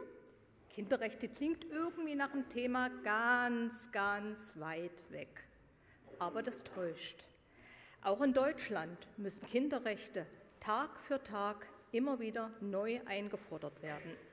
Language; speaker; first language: German; native; German